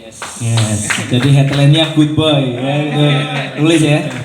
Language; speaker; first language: Indonesian; native; Indonesian